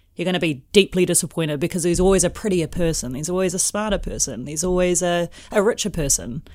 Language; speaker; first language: English; native; English